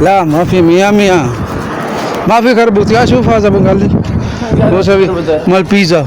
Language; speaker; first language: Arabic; non-native, learner; Urdu